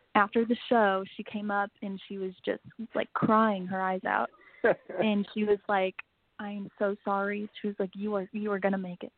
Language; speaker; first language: English; native; English